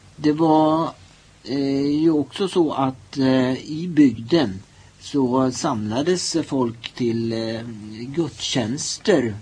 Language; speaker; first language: Swedish; native; Swedish